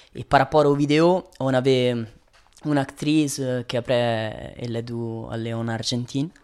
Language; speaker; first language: French; non-native, fluent; Italian